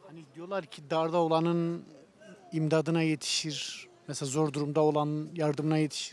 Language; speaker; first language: Turkish; native; Turkish